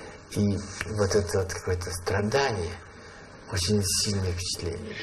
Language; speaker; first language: Russian; native; Russian